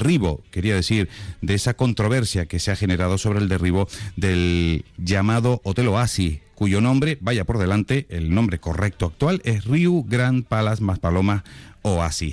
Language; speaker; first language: Spanish; native; Spanish